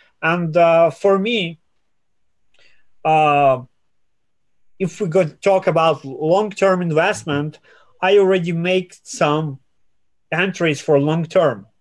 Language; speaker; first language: English; non-native, fluent; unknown